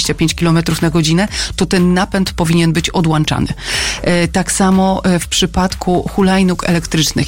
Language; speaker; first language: Polish; native; Polish